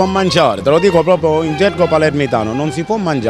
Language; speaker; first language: Italian; native; Italian